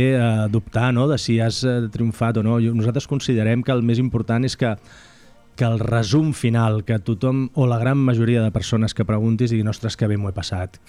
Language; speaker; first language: Catalan; native; Catalan